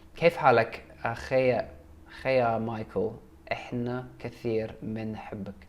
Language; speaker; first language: Arabic; non-native, learner; English